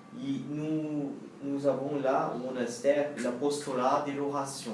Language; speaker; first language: French; non-native, learner; Portuguese